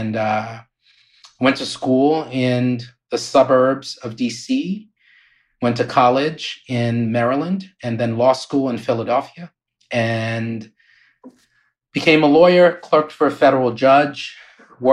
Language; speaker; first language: English; native; English